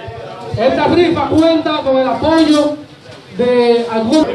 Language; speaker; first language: Spanish; native; Spanish